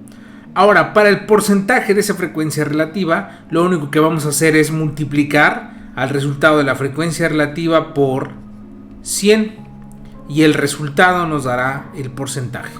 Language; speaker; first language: Spanish; native; Spanish